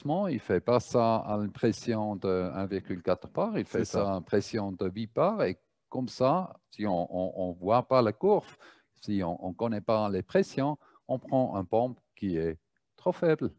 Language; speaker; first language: French; non-native, fluent; German